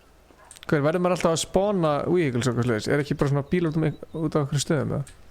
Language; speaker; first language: Icelandic; native; Icelandic